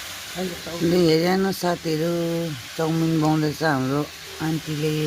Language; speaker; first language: Nepali; native; Nepali